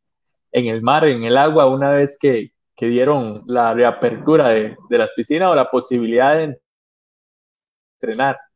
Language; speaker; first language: Spanish; native; Spanish